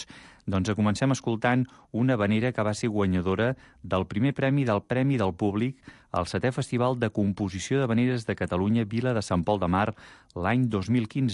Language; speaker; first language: Catalan; native; Catalan